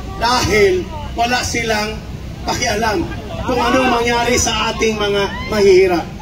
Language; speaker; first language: Filipino; non-native, local second language; Cebuano